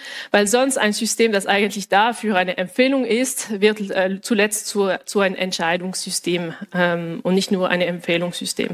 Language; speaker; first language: German; non-native, local second language; French